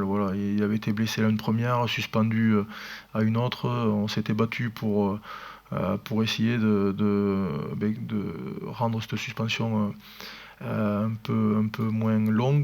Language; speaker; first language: French; native; French